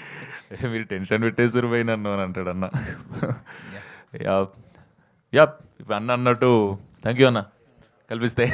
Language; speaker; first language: Telugu; native; Telugu